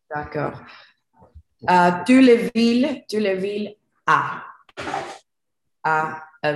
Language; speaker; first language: French; non-native, learner; Spanish